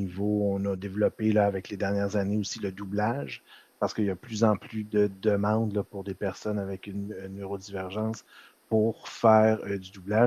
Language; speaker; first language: French; native; French